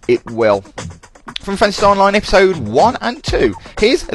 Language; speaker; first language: English; native; English